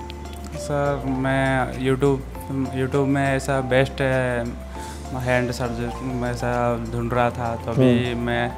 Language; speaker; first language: Hindi; non-native, local second language; Odia